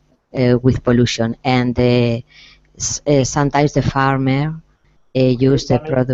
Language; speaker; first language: English; non-native, learner; Spanish